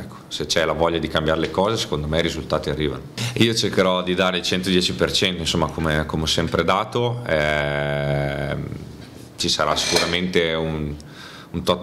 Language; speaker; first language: Italian; native; Italian